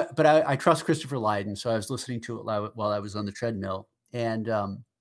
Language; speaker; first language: English; native; English